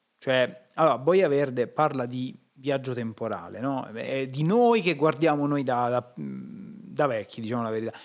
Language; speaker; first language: Italian; native; Italian